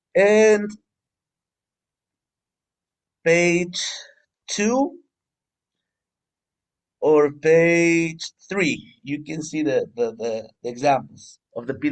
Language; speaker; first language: English; non-native, fluent; Spanish